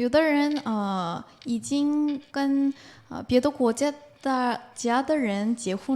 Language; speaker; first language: Chinese; non-native, fluent; Korean